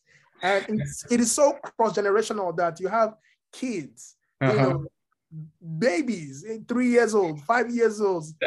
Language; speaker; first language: English; non-native, local second language; Yoruba